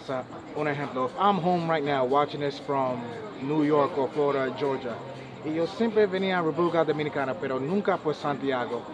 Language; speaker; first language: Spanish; non-native, learner; English